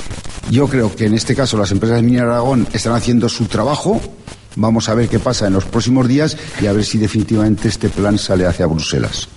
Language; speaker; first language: Spanish; native; Spanish